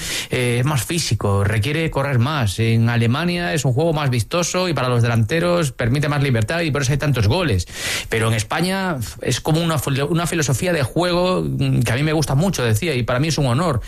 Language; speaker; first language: Spanish; native; Spanish